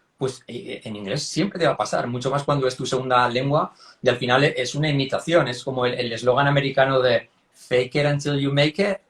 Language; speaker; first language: Spanish; native; Spanish